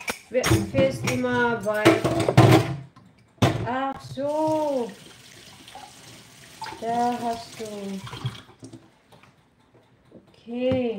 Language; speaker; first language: German; non-native, learner; Filipino